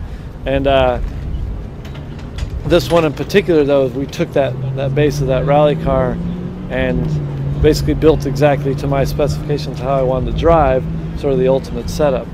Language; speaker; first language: English; native; English